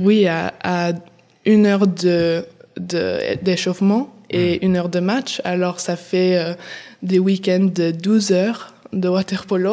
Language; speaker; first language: French; early bilingual, heritage; English